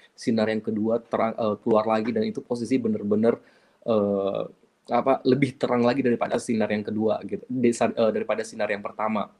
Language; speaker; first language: Indonesian; non-native, local second language; Achinese